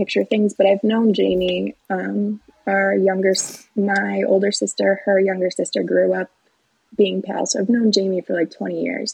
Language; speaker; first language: English; native; English